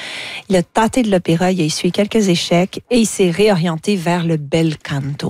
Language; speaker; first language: French; native; French